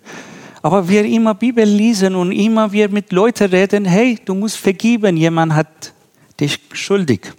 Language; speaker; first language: German; non-native, learner; Persian